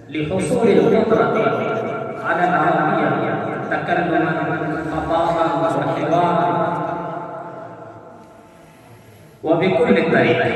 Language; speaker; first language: Arabic; non-native, fluent; Urdu